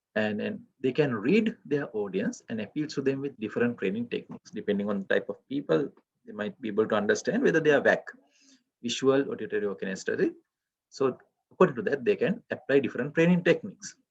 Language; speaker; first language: English; non-native, local second language; Sinhala